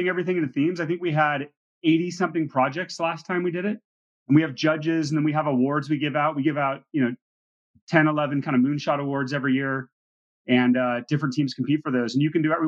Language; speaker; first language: English; native; English